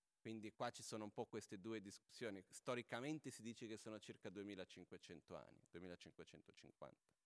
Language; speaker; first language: Italian; non-native, fluent; Portuguese